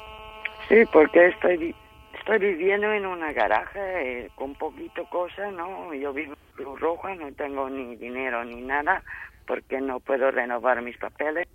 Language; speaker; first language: Spanish; non-native, learner; Dutch